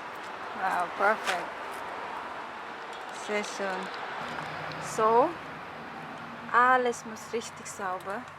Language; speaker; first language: German; non-native, learner; Indonesian